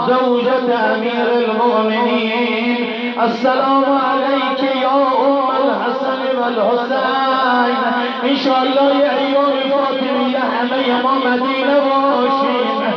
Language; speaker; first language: Persian; native; Persian